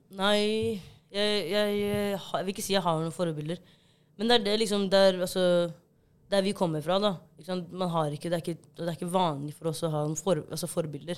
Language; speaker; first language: Norwegian; early bilingual, other home language; Somali